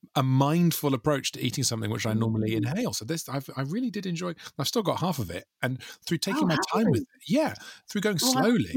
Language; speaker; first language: English; native; English